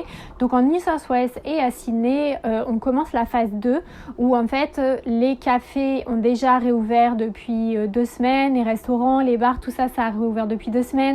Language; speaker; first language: French; native; French